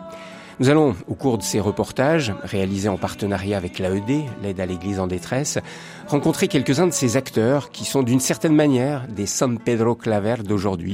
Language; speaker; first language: French; native; French